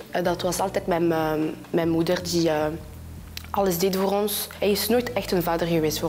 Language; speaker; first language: Dutch; early bilingual, other home language; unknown